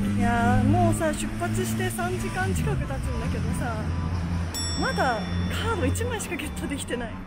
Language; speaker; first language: Japanese; early bilingual, other home language; Chinese